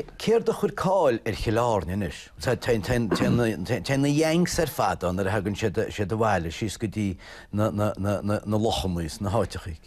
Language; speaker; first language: Irish; native; Irish